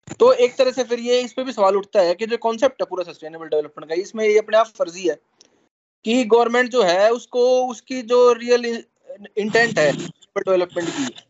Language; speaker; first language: Hindi; native; Hindi